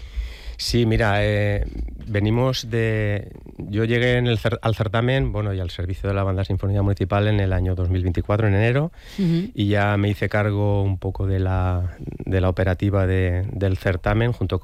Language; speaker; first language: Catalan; non-native, local second language; Spanish